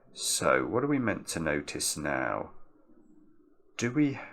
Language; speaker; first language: English; native; English